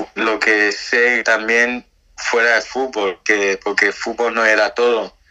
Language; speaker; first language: Spanish; non-native, fluent; Nigerian Pidgin